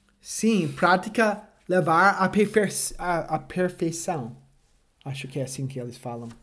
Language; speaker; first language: Portuguese; non-native, fluent; English